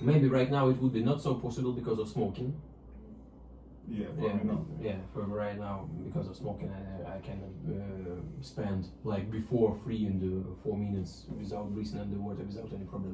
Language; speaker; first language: English; non-native, fluent; Russian